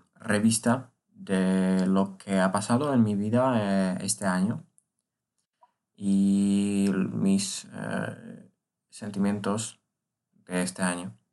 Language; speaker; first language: Spanish; non-native, learner; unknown